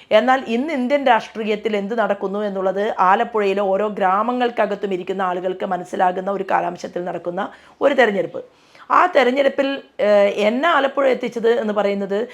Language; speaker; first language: Malayalam; native; Malayalam